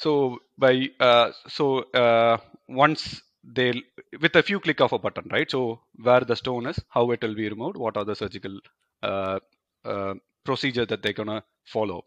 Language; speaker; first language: English; non-native, local second language; Tamil